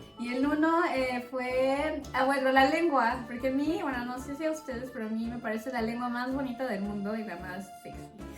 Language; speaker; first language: Spanish; native; Spanish